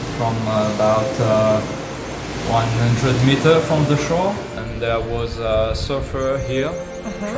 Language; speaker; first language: English; non-native, learner; French